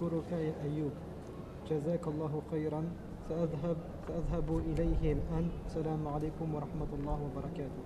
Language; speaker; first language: Arabic; non-native, learner; French